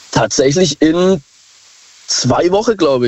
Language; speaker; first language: German; native; German